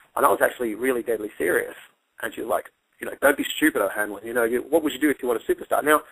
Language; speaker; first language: English; native; English